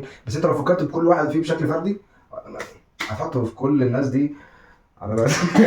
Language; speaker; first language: Arabic; native; Arabic